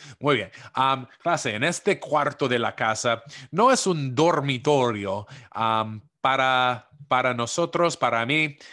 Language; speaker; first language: Spanish; non-native, fluent; English